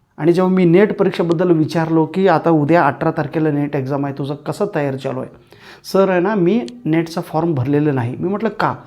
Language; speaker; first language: Marathi; non-native, local second language; Kannada